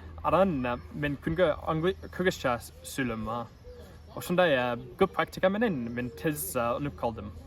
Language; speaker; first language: Kyrgyz; non-native, learner; English